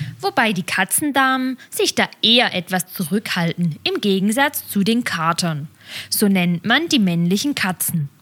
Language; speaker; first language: German; native; German